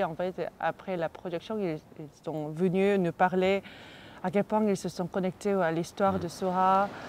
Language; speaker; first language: French; non-native, fluent; Korean